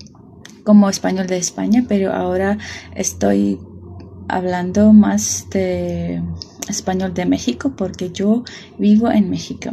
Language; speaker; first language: Spanish; non-native, fluent; Armenian